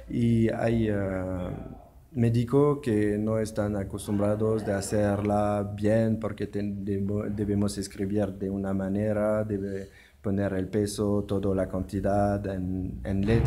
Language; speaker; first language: Spanish; non-native, learner; French